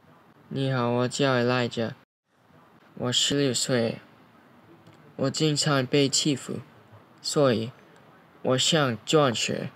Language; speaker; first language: Chinese; non-native, learner; English